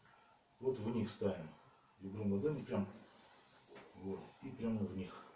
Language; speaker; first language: Russian; native; Russian